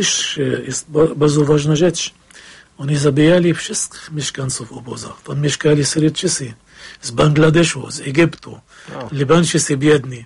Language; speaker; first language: Polish; non-native, fluent; Arabic